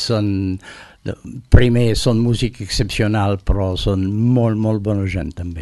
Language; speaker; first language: Catalan; non-native, learner; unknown